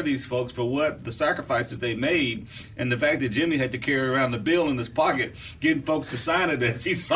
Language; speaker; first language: English; native; English